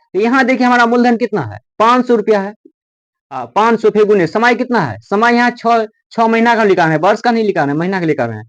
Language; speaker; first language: Hindi; native; Hindi